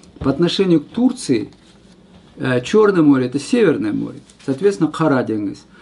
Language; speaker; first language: Russian; non-native, local second language; Kazakh